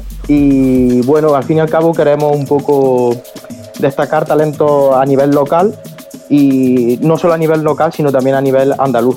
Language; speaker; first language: Spanish; native; Spanish